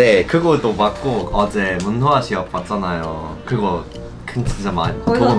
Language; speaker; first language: Korean; non-native, fluent; German